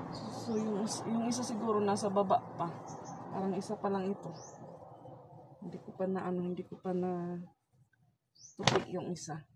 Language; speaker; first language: Filipino; native; Filipino